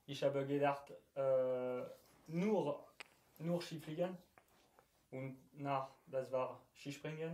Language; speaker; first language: German; non-native, learner; French